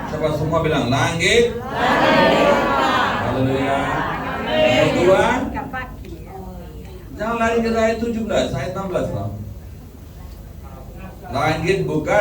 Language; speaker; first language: Indonesian; non-native, learner; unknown